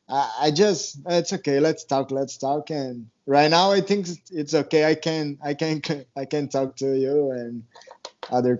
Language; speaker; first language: English; non-native, learner; Portuguese